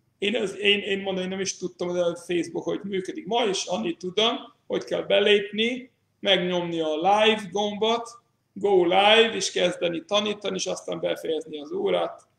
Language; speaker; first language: Hungarian; non-native, fluent; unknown